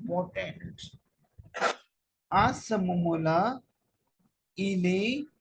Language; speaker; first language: French; non-native, learner; Hindi